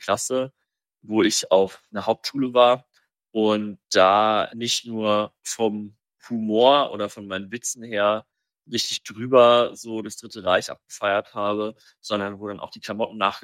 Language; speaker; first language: German; native; German